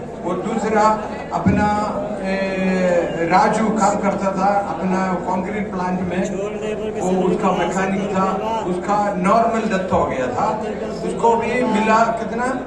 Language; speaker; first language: Hindi; non-native, local second language; Malayalam